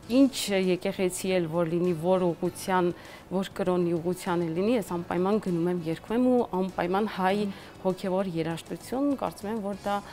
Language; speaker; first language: Armenian; native; Armenian